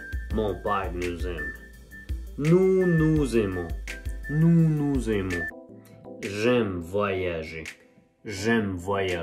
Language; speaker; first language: French; non-native, fluent; Spanish